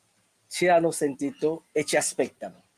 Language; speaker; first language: Italian; non-native, fluent; French